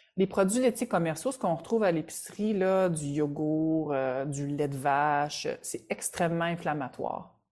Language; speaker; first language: French; native; French